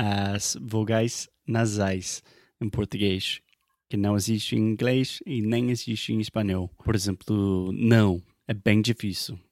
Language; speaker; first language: Portuguese; non-native, fluent; English